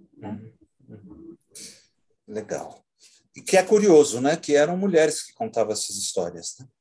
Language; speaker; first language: Portuguese; native; Portuguese